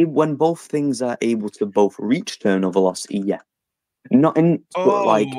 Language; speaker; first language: English; native; English